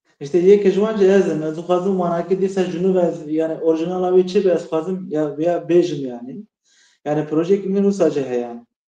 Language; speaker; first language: Kurdish; native; Kurdish